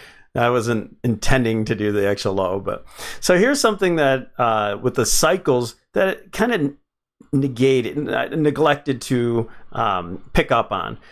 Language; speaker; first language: English; native; English